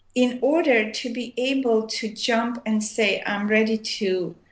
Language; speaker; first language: English; non-native, fluent; Armenian